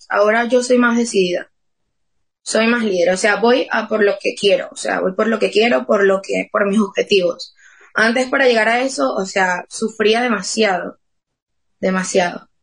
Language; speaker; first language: Spanish; native; Spanish